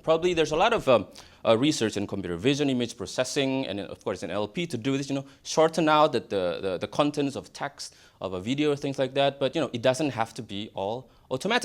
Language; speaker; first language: English; non-native, fluent; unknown